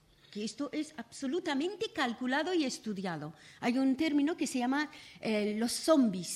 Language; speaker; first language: Spanish; non-native, fluent; Persian